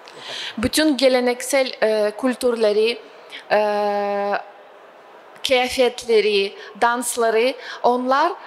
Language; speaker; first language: Turkish; non-native, fluent; Russian